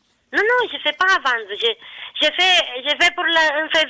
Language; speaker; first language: French; non-native, learner; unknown